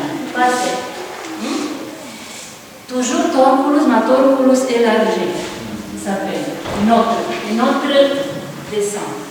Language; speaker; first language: French; non-native, fluent; Italian